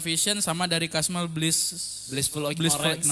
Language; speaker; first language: Indonesian; native; Indonesian